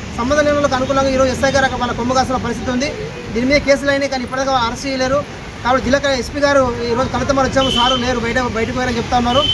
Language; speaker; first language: Telugu; native; Telugu